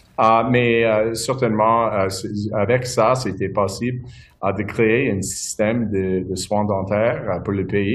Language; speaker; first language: French; non-native, local second language; English